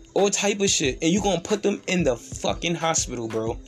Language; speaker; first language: English; native; English